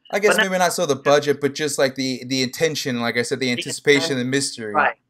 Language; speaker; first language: English; native; English